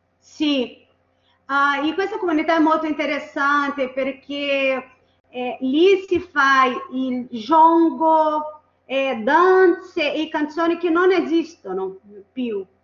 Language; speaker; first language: Italian; non-native, fluent; Portuguese